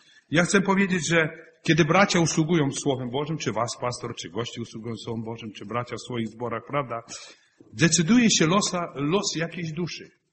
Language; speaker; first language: Polish; non-native, fluent; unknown